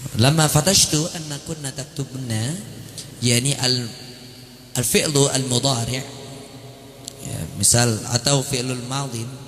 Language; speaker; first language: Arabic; non-native, fluent; Indonesian